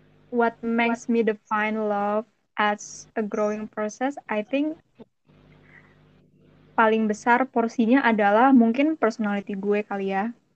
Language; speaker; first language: English; non-native, fluent; Indonesian